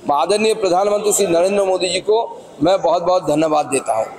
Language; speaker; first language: Hindi; non-native, local second language; Bangla